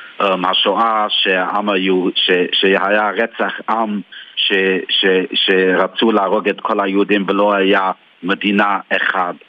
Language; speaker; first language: Hebrew; non-native, fluent; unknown